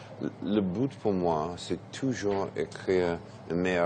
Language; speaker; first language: French; non-native, fluent; English